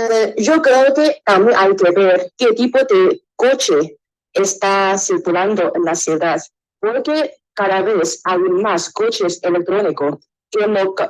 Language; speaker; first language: Spanish; non-native, learner; Chinese